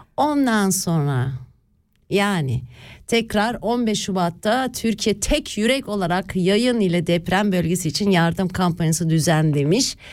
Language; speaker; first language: Turkish; early bilingual, heritage; Turkish